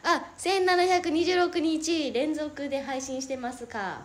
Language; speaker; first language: Japanese; native; Japanese